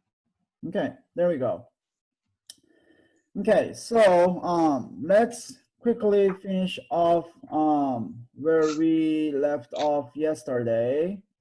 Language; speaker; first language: English; non-native, fluent; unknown